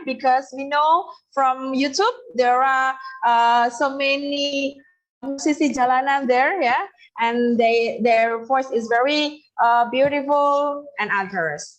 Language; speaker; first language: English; non-native, learner; Indonesian